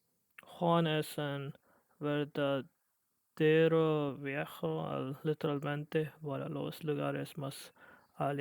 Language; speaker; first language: Spanish; non-native, learner; English